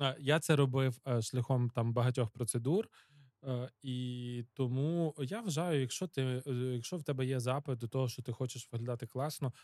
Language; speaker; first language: Ukrainian; native; Ukrainian